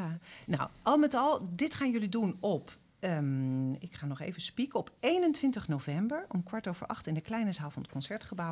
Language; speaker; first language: Dutch; native; Dutch